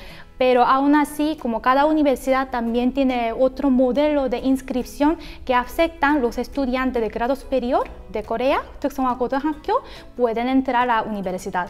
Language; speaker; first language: Spanish; non-native, fluent; Korean